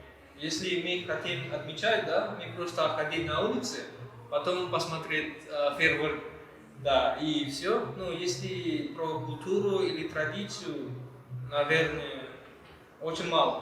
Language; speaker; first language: Russian; non-native, learner; Malay